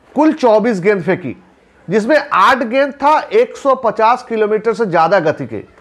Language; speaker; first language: Hindi; non-native, local second language; Bangla